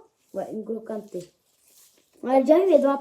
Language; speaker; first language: French; native; French